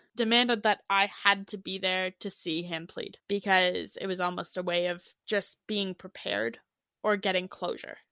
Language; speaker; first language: English; native; English